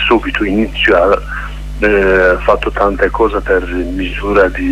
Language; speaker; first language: Italian; non-native, learner; Kurdish